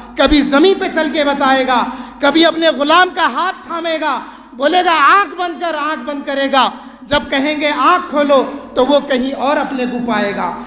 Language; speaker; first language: Urdu; native; Urdu